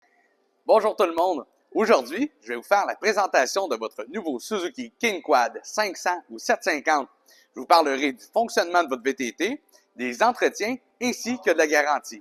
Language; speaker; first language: French; native; French